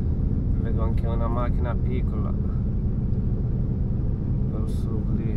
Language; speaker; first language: Italian; non-native, fluent; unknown